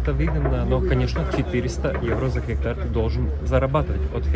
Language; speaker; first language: Russian; non-native, learner; Latvian